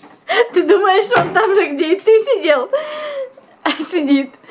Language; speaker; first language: Russian; native; Russian